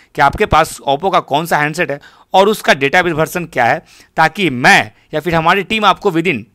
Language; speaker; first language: Hindi; native; Hindi